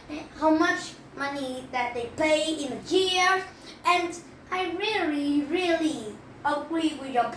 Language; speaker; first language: English; non-native, learner; Vietnamese